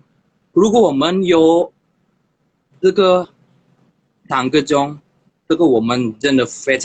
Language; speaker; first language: Chinese; non-native, learner; Indonesian